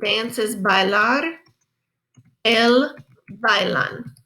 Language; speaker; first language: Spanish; non-native, fluent; English